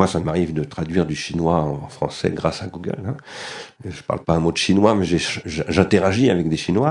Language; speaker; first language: French; native; French